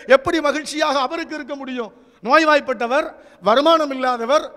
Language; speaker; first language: Tamil; native; Tamil